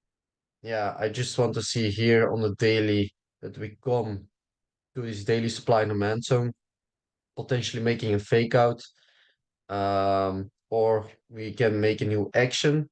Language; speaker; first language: English; non-native, fluent; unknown